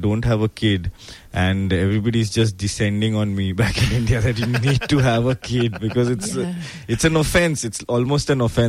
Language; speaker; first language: English; non-native, local second language; Bangla